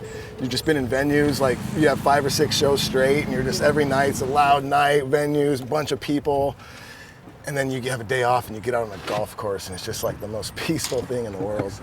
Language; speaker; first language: English; native; English